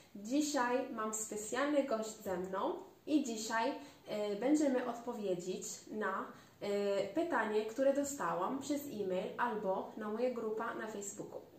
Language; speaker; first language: Polish; non-native, learner; Arabic